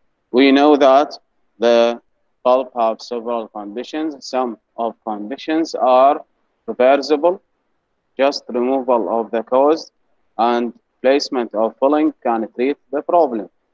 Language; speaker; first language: English; non-native, fluent; Arabic